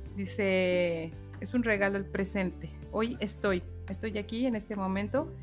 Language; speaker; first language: Spanish; native; Spanish